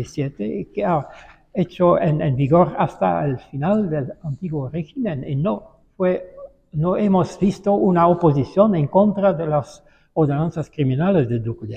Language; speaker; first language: Spanish; non-native, fluent; Dutch